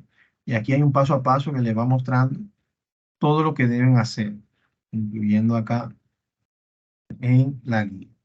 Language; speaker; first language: Spanish; native; Spanish